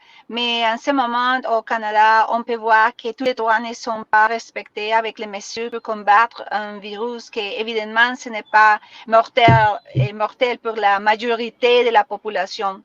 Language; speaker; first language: French; non-native, learner; Spanish